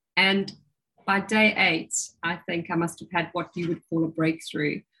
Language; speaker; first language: English; native; English